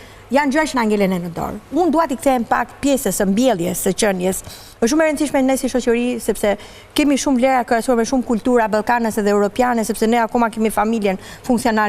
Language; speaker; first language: Albanian; native; Albanian